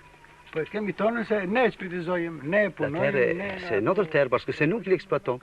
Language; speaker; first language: French; non-native, fluent; Albanian